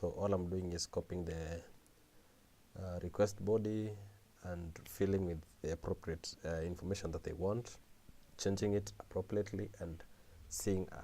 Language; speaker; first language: English; non-native, local second language; Swahili